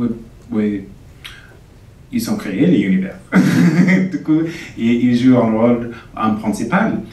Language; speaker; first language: French; non-native, fluent; English